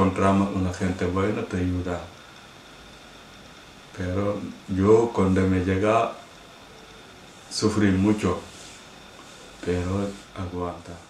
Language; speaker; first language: Spanish; non-native, learner; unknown